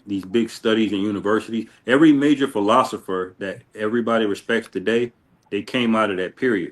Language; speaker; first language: English; native; English